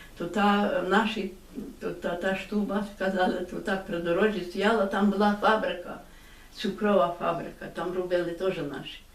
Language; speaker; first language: Ukrainian; native; Ukrainian